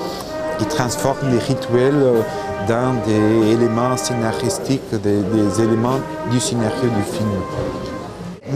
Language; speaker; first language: French; non-native, fluent; Portuguese